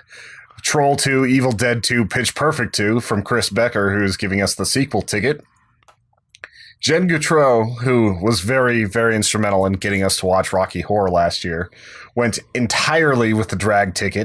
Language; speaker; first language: English; native; English